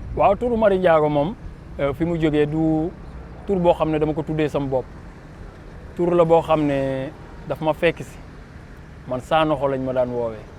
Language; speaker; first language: Wolof; non-native, local second language; Fula